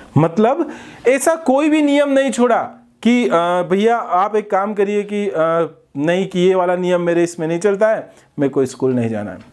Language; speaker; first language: Hindi; native; Hindi